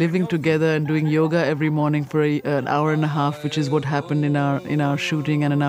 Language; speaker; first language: English; non-native, local second language; Punjabi